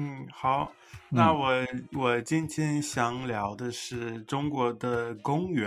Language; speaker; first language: Chinese; early bilingual, heritage; Chinese